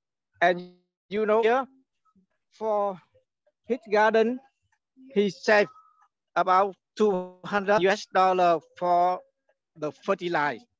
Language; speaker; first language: English; non-native, learner; Vietnamese